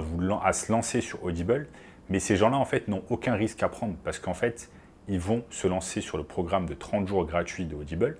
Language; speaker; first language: French; native; French